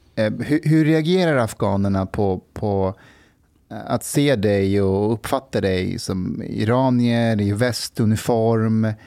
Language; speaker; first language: Swedish; early bilingual, other home language; Persian